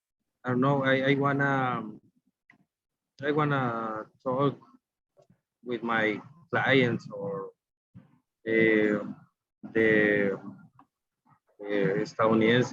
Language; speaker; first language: English; non-native, learner; Spanish